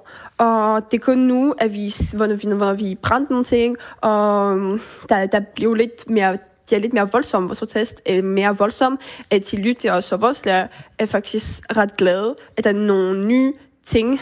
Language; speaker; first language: Danish; early bilingual, heritage; French